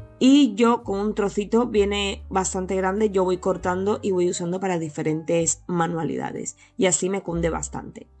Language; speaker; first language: Spanish; native; Spanish